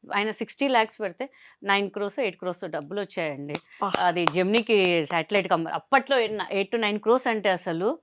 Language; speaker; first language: Telugu; non-native, local second language; Hindi